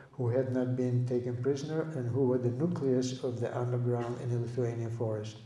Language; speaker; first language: English; early bilingual, other home language; Lithuanian